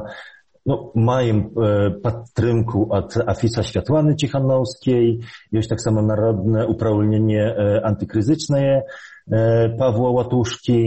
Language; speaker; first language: Belarusian; early bilingual, heritage; Polish